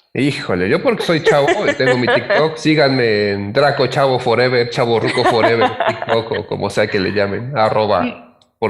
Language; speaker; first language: Spanish; native; Spanish